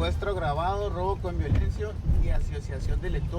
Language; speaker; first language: Spanish; native; Spanish